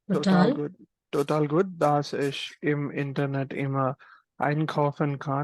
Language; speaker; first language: German; non-native, learner; Malayalam